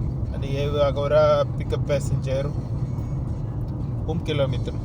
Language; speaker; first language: Portuguese; non-native, learner; Tamil